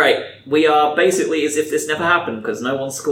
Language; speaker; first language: English; native; English